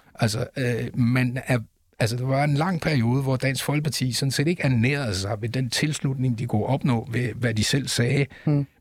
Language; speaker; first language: Danish; native; Danish